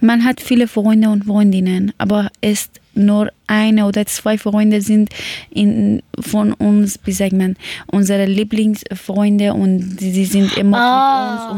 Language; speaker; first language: German; non-native, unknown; Persian